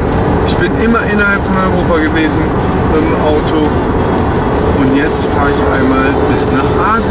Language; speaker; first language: German; native; German